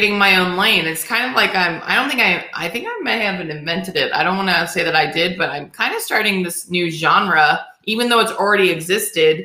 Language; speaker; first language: English; native; English